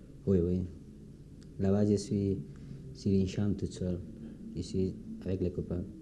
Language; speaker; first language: French; non-native, learner; Spanish